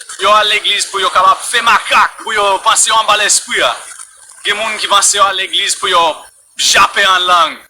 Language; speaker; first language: Haitian Creole; non-native, fluent; English